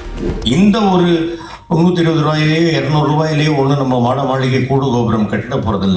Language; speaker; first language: Tamil; native; Tamil